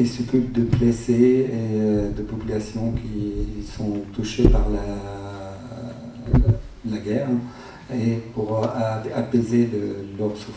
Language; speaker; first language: French; non-native, fluent; Arabic